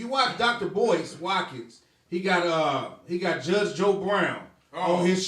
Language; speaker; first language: English; native; English